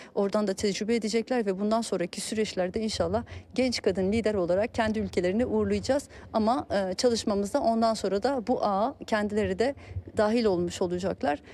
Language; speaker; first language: Turkish; early bilingual, heritage; Turkish